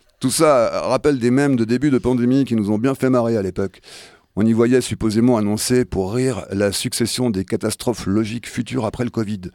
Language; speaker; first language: French; native; French